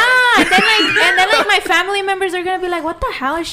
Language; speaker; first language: English; early bilingual, other home language; Spanish